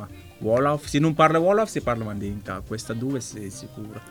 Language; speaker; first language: Italian; non-native, learner; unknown